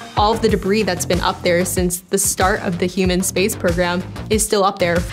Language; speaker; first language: English; native; English